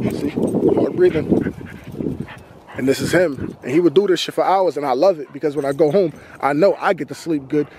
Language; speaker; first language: English; native; English